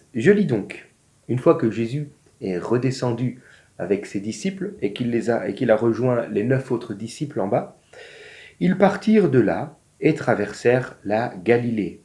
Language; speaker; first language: French; native; French